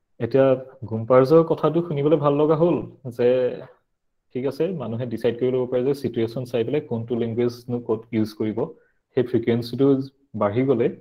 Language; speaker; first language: Assamese; native; Assamese